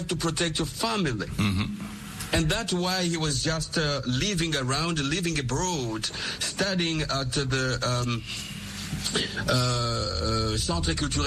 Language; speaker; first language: English; non-native, fluent; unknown